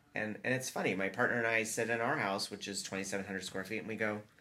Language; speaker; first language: English; native; English